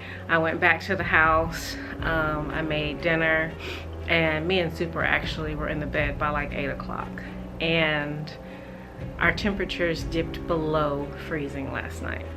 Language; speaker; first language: English; native; English